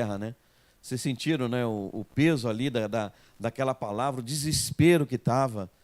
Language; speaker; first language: Portuguese; native; Portuguese